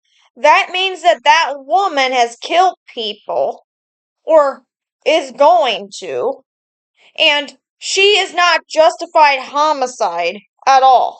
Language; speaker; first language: English; native; English